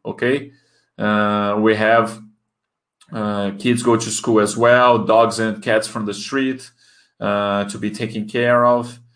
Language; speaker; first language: English; non-native, fluent; Portuguese